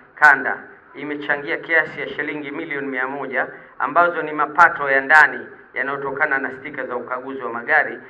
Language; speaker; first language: Swahili; native; Swahili